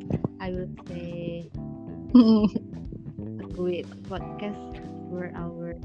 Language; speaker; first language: English; non-native, learner; Indonesian